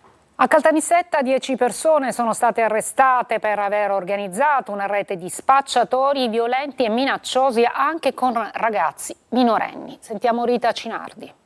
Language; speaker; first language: Italian; native; Italian